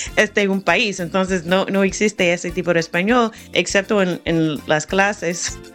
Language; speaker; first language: Spanish; non-native, fluent; English